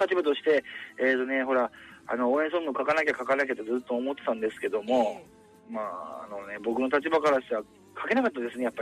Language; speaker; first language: Japanese; native; Japanese